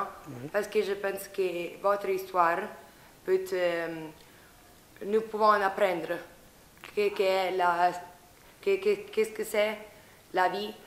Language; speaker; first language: French; non-native, learner; Spanish